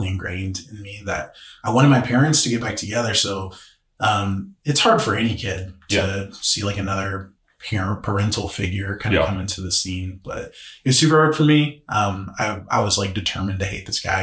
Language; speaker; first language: English; native; English